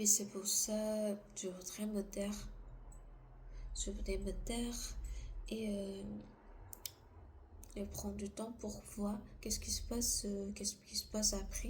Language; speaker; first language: French; non-native, learner; Korean